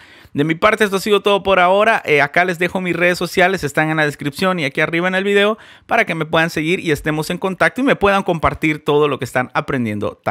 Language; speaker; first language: Spanish; native; Spanish